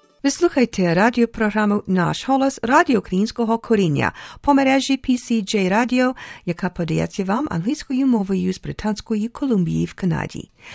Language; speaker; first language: Ukrainian; early bilingual, other home language; English